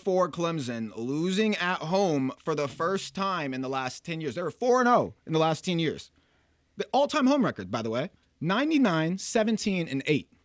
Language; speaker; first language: English; native; English